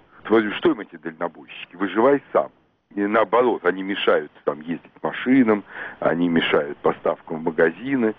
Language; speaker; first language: Russian; native; Russian